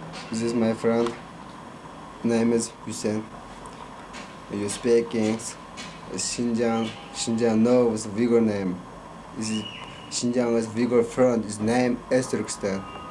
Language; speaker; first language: English; non-native, learner; Uyghur